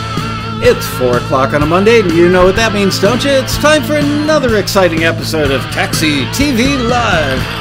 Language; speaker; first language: English; native; English